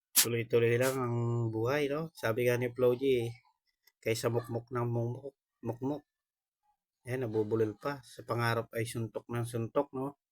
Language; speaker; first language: Filipino; native; Filipino